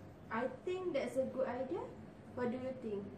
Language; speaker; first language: English; non-native, local second language; Malay